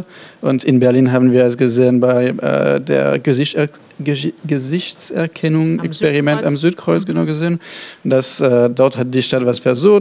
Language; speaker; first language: German; non-native, fluent; French